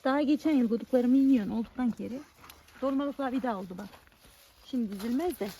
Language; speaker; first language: Turkish; native; Turkish